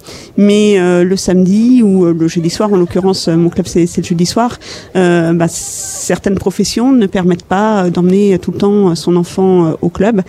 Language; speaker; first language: French; native; French